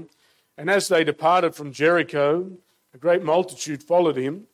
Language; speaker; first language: English; native; English